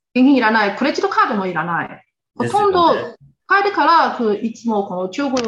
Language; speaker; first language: Japanese; non-native, fluent; Chinese